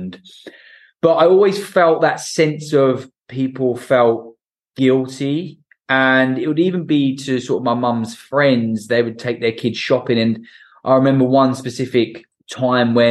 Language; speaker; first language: English; native; English